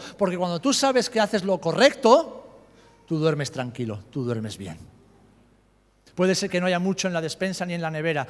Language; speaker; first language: Spanish; native; Spanish